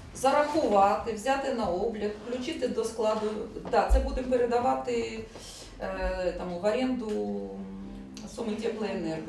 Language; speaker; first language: Ukrainian; non-native, local second language; Russian